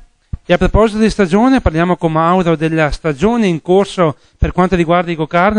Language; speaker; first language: Italian; native; Italian